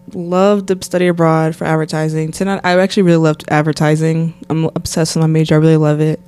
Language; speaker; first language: English; native; English